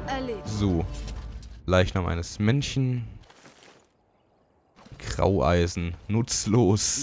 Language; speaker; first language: German; native; German